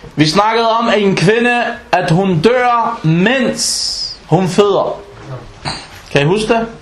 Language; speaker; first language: Danish; non-native, fluent; Arabic